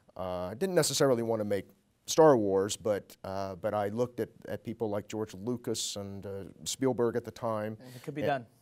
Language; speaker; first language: English; native; English